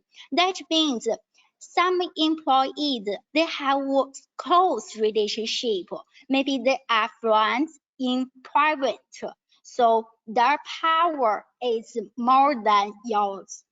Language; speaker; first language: English; non-native, learner; Chinese